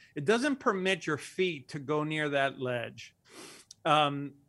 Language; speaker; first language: English; early bilingual, other home language; Spanish